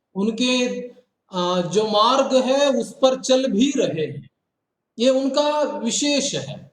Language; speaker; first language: Hindi; non-native, local second language; Kannada